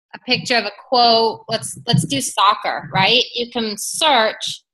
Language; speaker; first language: English; native; English